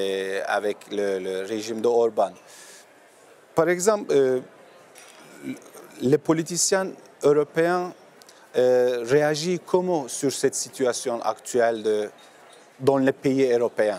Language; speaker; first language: French; non-native, learner; Turkish